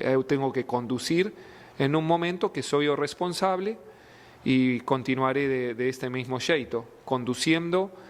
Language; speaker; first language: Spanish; non-native, fluent; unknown